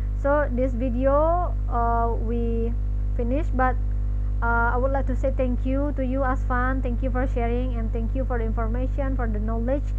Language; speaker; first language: English; non-native, learner; Indonesian